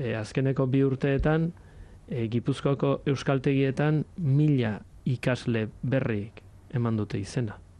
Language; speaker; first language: Basque; native; Basque